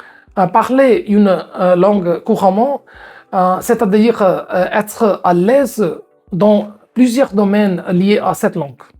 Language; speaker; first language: French; non-native, fluent; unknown